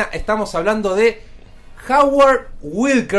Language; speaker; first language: Spanish; native; Spanish